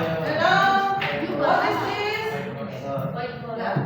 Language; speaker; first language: English; non-native, learner; Indonesian